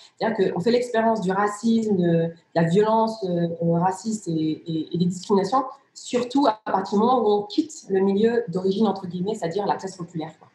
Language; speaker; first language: French; early bilingual, other home language; Riffian